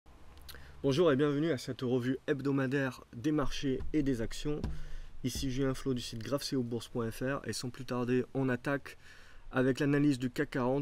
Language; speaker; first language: French; native; French